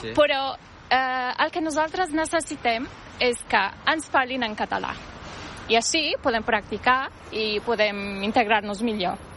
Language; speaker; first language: Catalan; non-native, fluent; Turkish